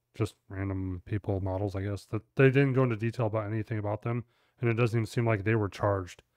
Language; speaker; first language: English; native; English